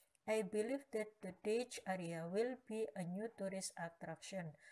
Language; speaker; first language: English; non-native, learner; Indonesian